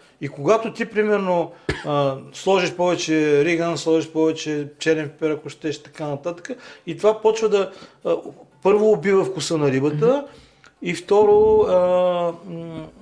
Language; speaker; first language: Bulgarian; native; Bulgarian